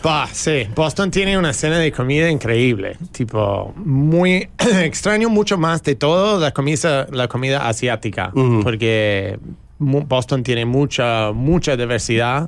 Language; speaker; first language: Spanish; non-native, fluent; English